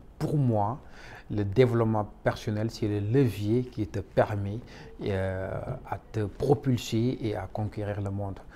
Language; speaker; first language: French; non-native, local second language; Wolof